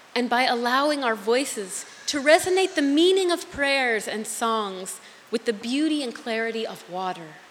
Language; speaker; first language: English; native; English